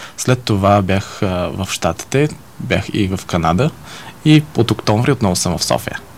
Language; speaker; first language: Bulgarian; early bilingual, heritage; Bulgarian